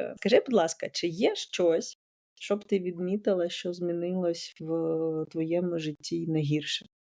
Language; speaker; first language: Ukrainian; native; Ukrainian